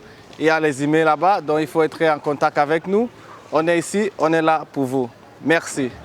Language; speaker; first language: French; non-native, fluent; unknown